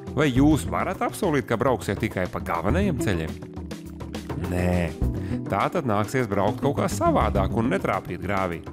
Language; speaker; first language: Latvian; native; Latvian